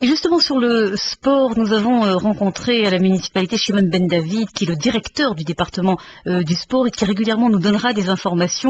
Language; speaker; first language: French; native; French